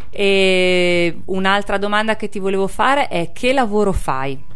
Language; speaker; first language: Italian; native; Italian